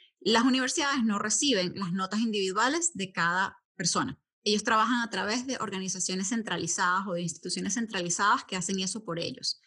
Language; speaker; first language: Spanish; native; Spanish